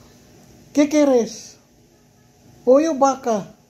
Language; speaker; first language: Spanish; non-native, learner; Filipino